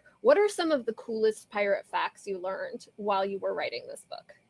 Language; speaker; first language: English; native; English